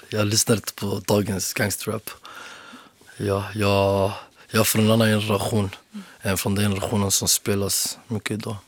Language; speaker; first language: Swedish; early bilingual, other home language; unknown